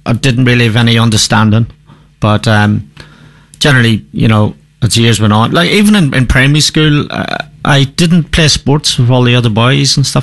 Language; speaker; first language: English; native; English